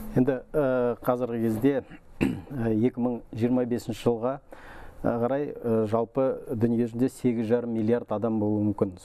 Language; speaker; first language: Kazakh; native; Kazakh